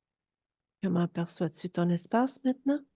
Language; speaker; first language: French; native; French